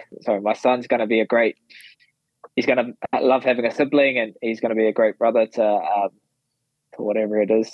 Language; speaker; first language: English; native; English